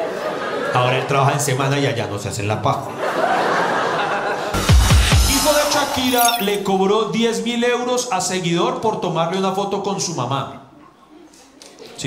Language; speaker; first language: Spanish; native; Spanish